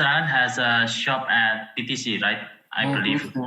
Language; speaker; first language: English; non-native, local second language; Indonesian